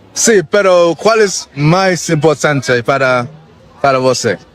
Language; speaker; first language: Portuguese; non-native, learner; English